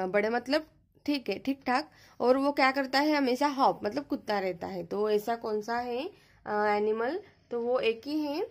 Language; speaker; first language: Hindi; non-native, local second language; Marathi